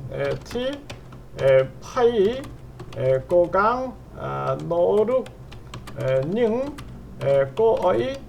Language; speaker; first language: Vietnamese; non-native, learner; Korean